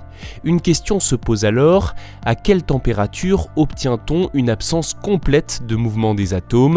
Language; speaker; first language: French; native; French